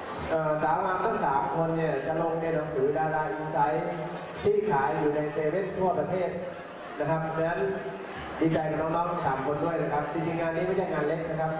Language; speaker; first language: Thai; non-native, local second language; Hmong